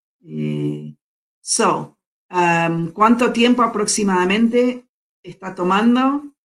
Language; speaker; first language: Spanish; non-native, fluent; English